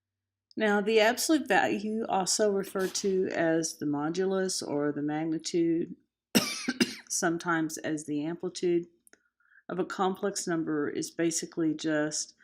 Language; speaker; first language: English; native; English